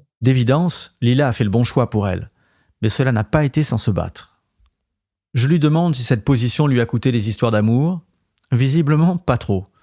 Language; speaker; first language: French; native; French